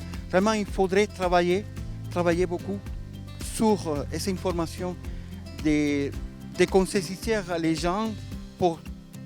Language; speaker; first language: French; non-native, learner; Spanish